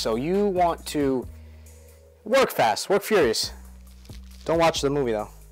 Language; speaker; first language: English; native; English